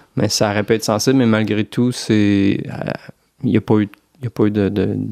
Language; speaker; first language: French; native; French